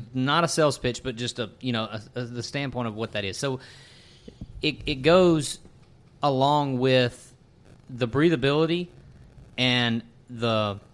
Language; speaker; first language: English; native; English